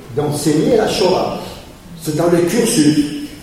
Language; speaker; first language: French; early bilingual, other home language; Polish